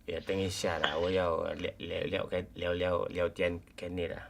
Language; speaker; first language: Chinese; non-native, learner; Indonesian